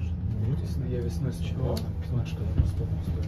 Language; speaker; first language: Russian; native; Russian